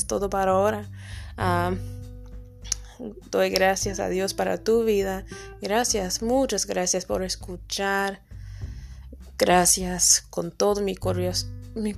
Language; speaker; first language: Spanish; non-native, learner; English